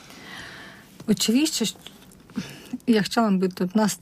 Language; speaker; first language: Polish; non-native, learner; Russian